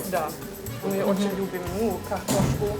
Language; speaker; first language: Russian; non-native, learner; German